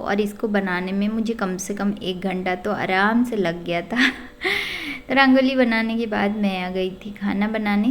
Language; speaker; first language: Hindi; non-native, local second language; Odia